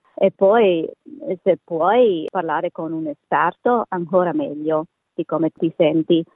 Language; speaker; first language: Italian; early bilingual, heritage; Italian